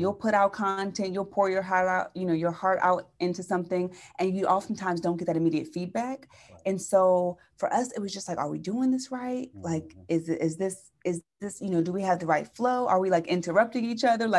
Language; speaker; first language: English; native; English